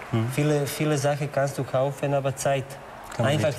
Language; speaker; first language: German; non-native, learner; Croatian